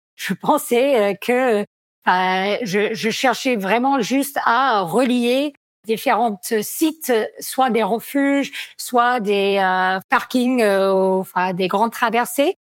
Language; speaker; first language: French; non-native, fluent; English